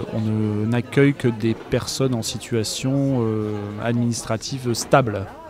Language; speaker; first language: French; native; French